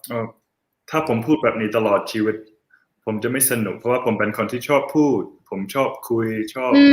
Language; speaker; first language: Thai; non-native, fluent; English